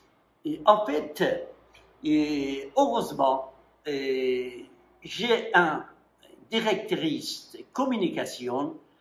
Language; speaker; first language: French; non-native, fluent; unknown